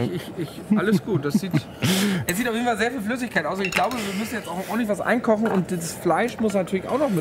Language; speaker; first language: German; native; German